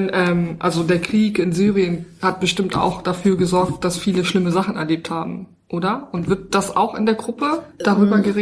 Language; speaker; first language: German; native; German